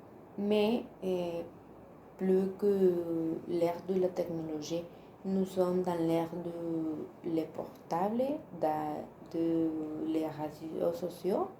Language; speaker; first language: French; non-native, learner; Spanish